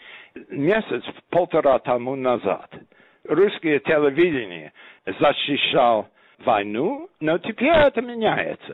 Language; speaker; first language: Russian; non-native, fluent; English